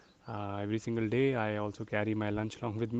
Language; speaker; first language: English; non-native, local second language; Hindi